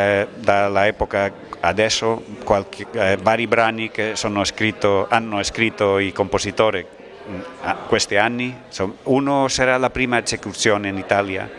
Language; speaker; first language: Italian; non-native, fluent; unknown